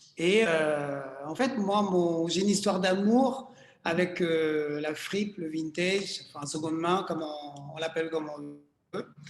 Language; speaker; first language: French; early bilingual, other home language; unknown